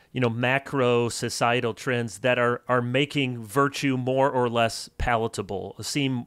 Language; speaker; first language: English; native; English